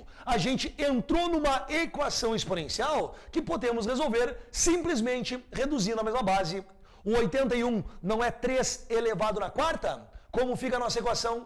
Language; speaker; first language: Portuguese; native; Portuguese